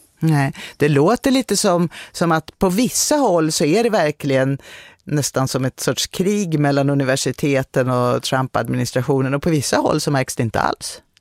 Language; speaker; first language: Swedish; native; Swedish